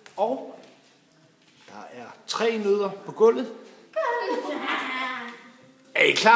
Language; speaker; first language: Danish; native; Danish